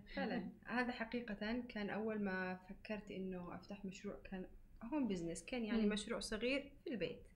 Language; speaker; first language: Arabic; native; Arabic